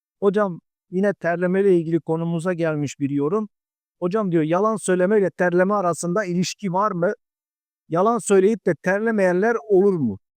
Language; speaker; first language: Turkish; native; Turkish